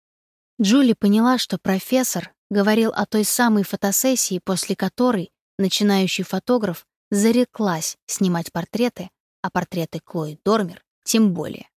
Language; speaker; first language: Russian; native; Russian